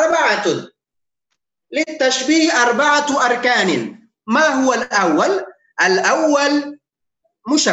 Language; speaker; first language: Arabic; non-native, fluent; Indonesian